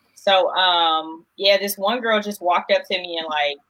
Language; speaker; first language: English; native; English